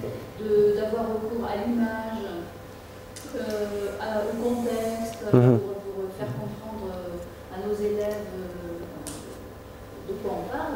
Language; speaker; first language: French; non-native, fluent; Greek